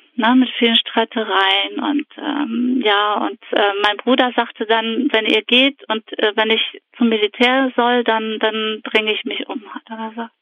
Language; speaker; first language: German; early bilingual, other home language; Polish